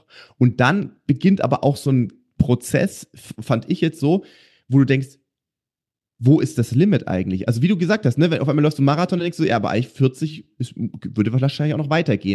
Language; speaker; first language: German; native; German